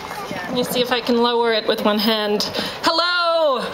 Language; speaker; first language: English; native; English